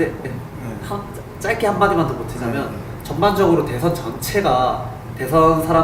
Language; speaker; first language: Korean; native; Korean